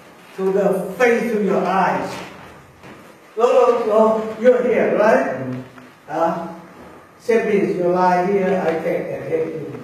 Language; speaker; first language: English; non-native, learner; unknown